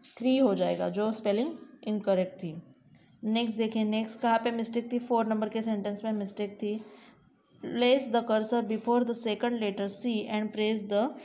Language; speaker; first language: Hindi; non-native, local second language; Gujarati